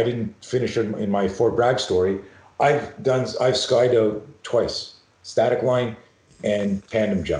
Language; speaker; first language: English; native; English